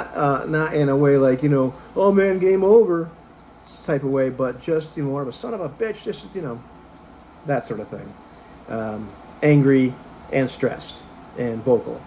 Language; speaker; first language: English; native; English